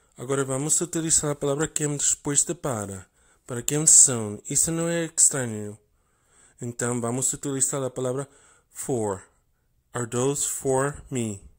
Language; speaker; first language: Portuguese; non-native, learner; English